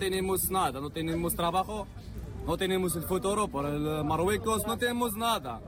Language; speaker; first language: Spanish; non-native, learner; Arabic